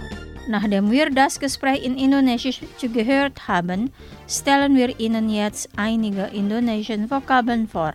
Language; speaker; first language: German; non-native, fluent; Indonesian